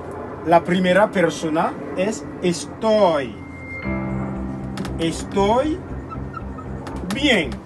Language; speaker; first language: Spanish; non-native, fluent; Haitian Creole